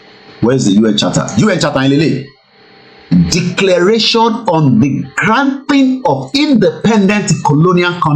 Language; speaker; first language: English; non-native, local second language; Yoruba